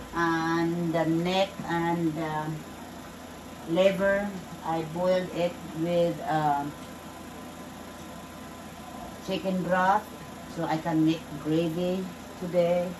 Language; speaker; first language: English; non-native, learner; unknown